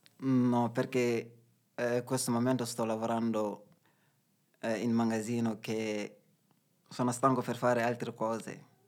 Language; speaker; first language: Italian; non-native, learner; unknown